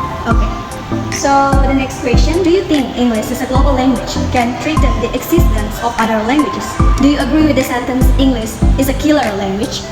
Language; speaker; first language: English; non-native, fluent; Indonesian